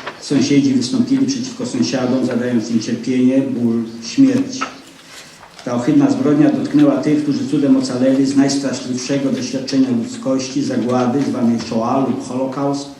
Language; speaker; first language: Polish; native; Polish